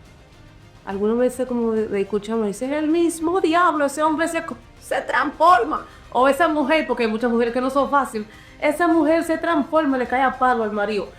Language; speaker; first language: Spanish; early bilingual, heritage; Spanish